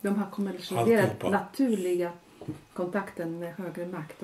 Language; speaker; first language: Swedish; non-native, fluent; Latvian